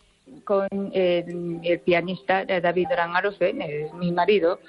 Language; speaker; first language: Spanish; non-native, fluent; Japanese